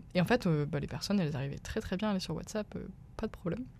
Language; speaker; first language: French; native; French